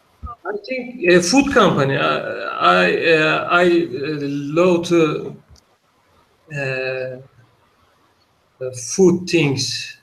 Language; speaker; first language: English; non-native, learner; Turkish